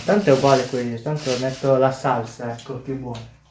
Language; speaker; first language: Italian; early bilingual, other home language; Filipino